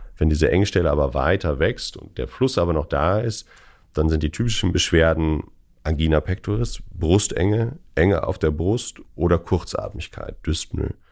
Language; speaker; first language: German; native; German